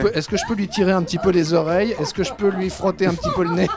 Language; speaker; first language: French; native; French